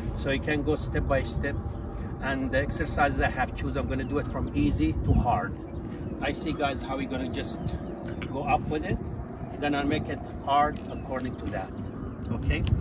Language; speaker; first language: English; non-native, fluent; Arabic